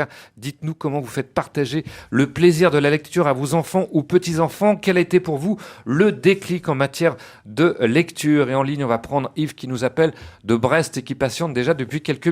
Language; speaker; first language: French; native; French